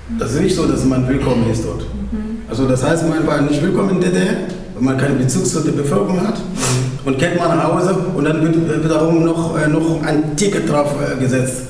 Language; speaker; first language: German; non-native, fluent; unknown